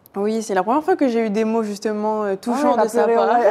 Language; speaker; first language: French; native; French